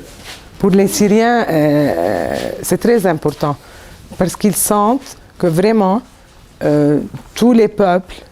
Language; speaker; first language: French; non-native, local second language; Arabic